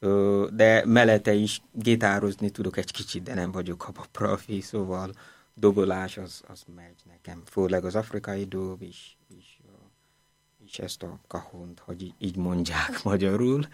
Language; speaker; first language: Hungarian; non-native, fluent; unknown